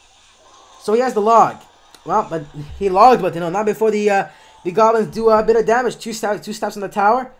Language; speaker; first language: English; native; English